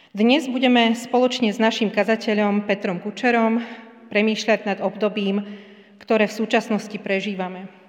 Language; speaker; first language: Slovak; native; Slovak